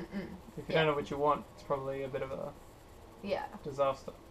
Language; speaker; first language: English; native; English